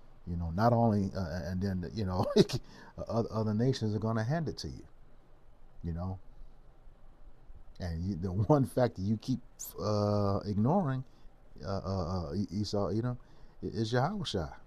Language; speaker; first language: English; native; English